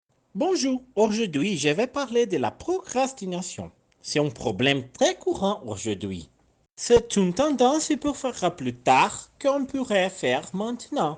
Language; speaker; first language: French; non-native, learner; Portuguese